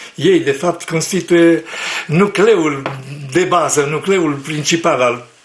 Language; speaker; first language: Romanian; non-native, local second language; Ukrainian